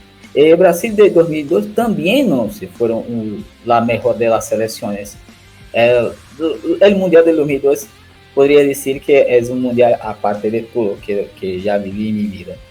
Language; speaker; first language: Spanish; non-native, learner; Portuguese